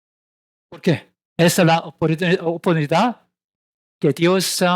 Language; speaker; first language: Spanish; non-native, learner; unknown